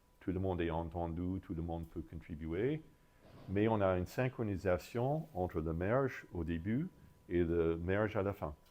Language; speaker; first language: French; non-native, fluent; English